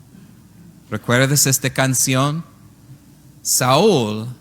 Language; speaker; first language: Spanish; non-native, learner; English